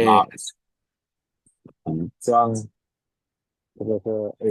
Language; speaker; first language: Chinese; non-native, learner; Indonesian